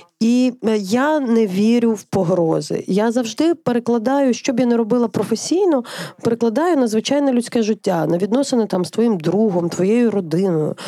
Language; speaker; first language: Ukrainian; native; Ukrainian